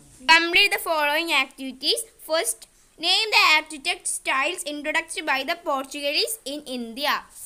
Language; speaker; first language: English; non-native, local second language; Malayalam